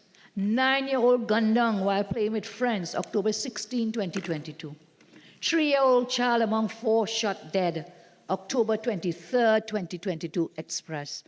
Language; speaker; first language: English; native; English